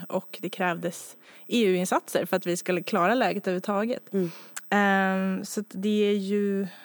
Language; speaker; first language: Swedish; native; Swedish